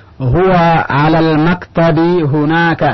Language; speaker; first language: Arabic; non-native, fluent; Indonesian